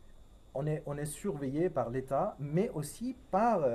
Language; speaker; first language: French; non-native, fluent; Persian